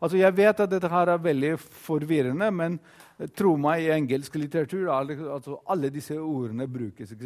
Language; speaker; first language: Norwegian; non-native, fluent; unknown